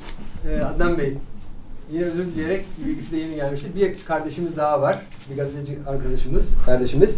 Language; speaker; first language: Turkish; native; Turkish